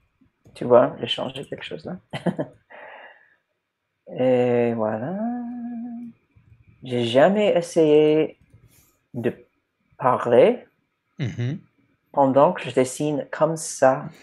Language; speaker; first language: French; non-native, fluent; English